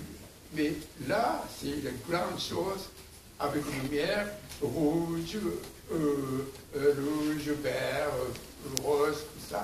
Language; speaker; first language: French; non-native, learner; Japanese